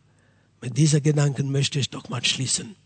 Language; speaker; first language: German; non-native, fluent; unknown